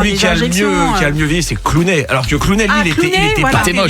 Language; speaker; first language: French; native; French